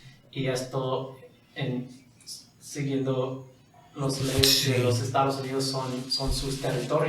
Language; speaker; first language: Spanish; non-native, fluent; English